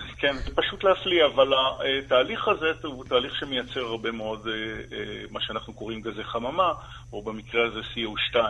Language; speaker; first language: Hebrew; native; Hebrew